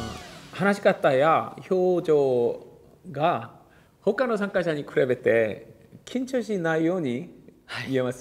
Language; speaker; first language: Japanese; non-native, learner; Korean